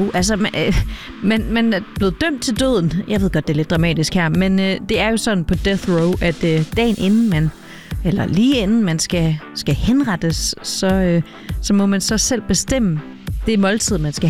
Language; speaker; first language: Danish; native; Danish